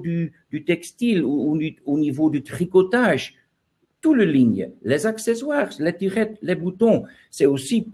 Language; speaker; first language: French; non-native, learner; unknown